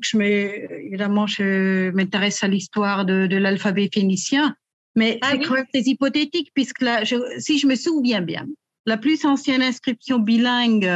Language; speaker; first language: French; native; French